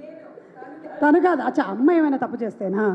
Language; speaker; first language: Telugu; native; Telugu